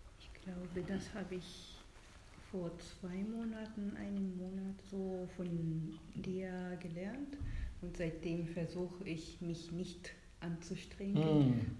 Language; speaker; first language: German; non-native, fluent; Japanese